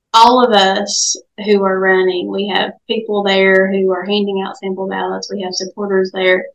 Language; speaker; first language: English; native; English